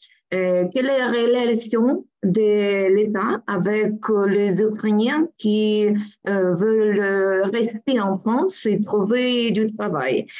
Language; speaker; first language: French; non-native, learner; Ukrainian